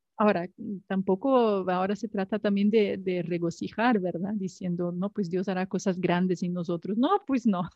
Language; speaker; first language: Spanish; non-native, fluent; Portuguese